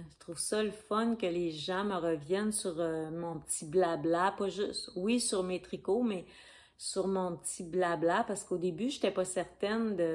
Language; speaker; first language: French; native; French